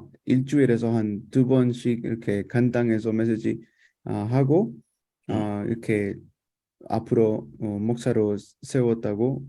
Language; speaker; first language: Korean; non-native, fluent; Spanish